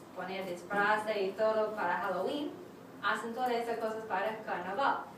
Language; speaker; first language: Spanish; non-native, fluent; English